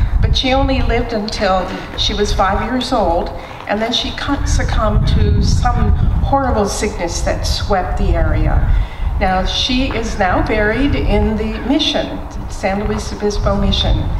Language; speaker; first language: English; native; English